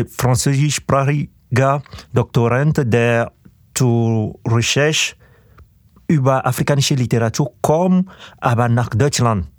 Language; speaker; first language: German; non-native, fluent; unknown